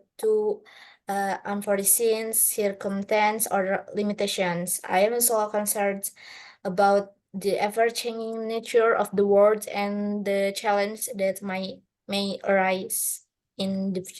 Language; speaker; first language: English; non-native, learner; Indonesian